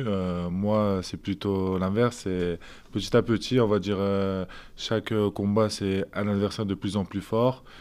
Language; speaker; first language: French; early bilingual, other home language; Azerbaijani